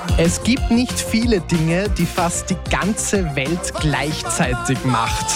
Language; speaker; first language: German; native; German